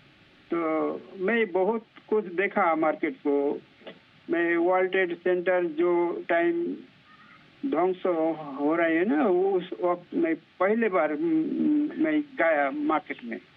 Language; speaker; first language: Hindi; non-native, local second language; Bangla